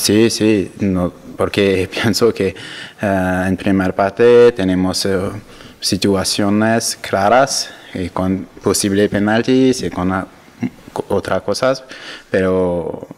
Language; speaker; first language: Spanish; non-native, learner; French